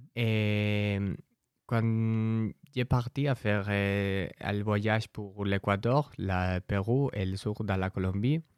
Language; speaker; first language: French; non-native, learner; Spanish